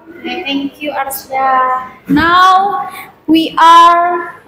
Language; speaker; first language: English; non-native, learner; Indonesian